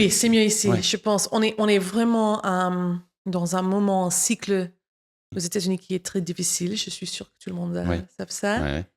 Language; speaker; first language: French; non-native, fluent; English